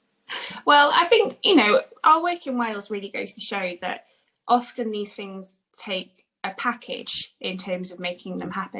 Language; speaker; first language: English; native; English